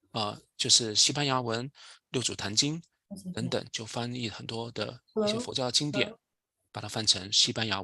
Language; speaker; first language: Chinese; native; Chinese